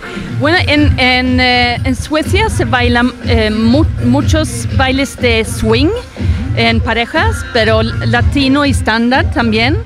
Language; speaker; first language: Spanish; non-native, fluent; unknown